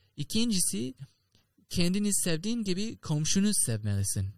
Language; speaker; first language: Turkish; non-native, learner; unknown